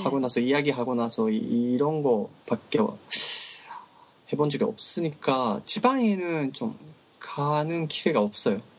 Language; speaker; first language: Korean; non-native, learner; Japanese